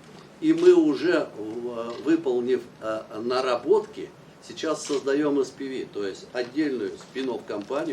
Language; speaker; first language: Russian; native; Russian